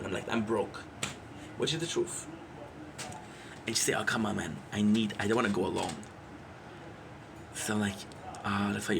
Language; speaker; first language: English; non-native, local second language; French